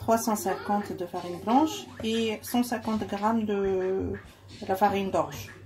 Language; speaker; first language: French; non-native, local second language; Arabic